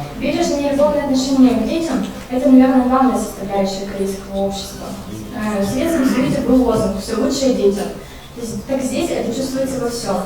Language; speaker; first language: Russian; native; Russian